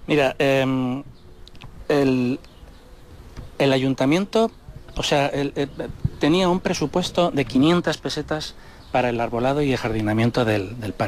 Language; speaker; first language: Spanish; native; Spanish